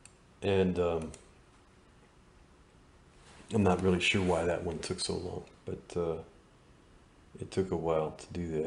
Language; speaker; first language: English; native; English